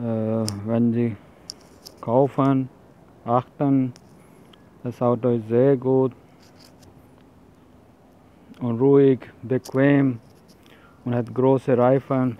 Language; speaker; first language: German; non-native, learner; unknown